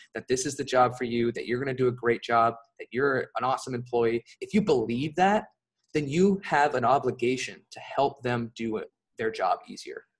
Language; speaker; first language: English; native; English